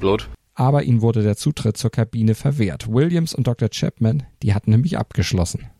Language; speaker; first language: German; native; German